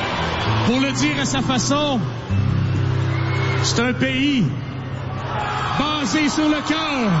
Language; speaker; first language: French; native; French